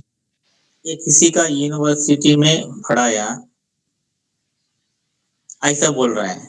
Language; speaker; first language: Hindi; non-native, local second language; Telugu